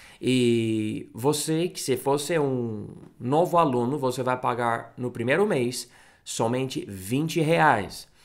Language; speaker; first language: Portuguese; non-native, fluent; English